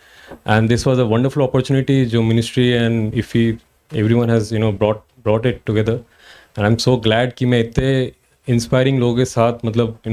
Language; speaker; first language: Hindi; native; Hindi